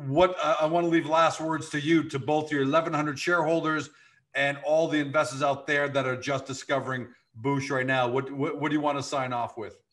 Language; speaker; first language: English; native; English